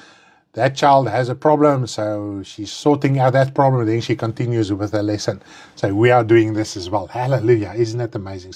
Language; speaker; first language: English; non-native, local second language; Afrikaans